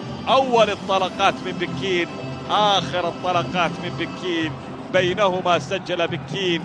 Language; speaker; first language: Arabic; native; Arabic